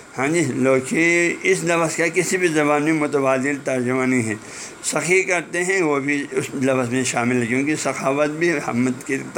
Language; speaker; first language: Urdu; non-native, local second language; Balti